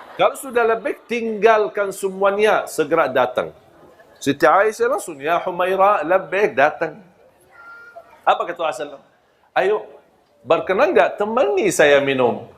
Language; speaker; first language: Malay; non-native, fluent; Arabic